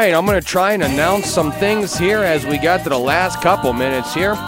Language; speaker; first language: English; native; English